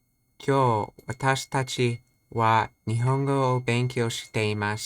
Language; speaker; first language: Japanese; non-native, learner; English